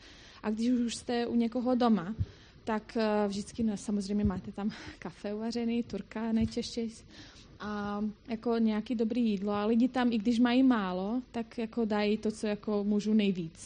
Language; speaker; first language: Czech; non-native, fluent; Croatian